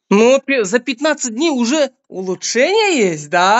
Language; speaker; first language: Russian; non-native, local second language; Uzbek